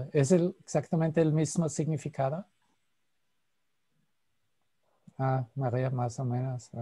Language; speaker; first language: Spanish; non-native, fluent; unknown